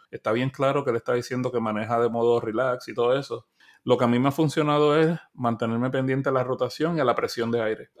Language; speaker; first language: Spanish; native; Spanish